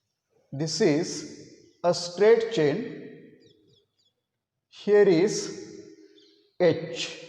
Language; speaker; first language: English; non-native, local second language; Marathi